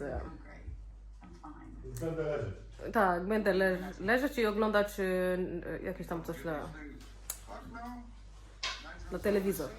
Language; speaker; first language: Polish; non-native, learner; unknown